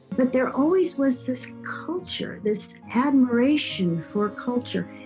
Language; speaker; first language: English; native; English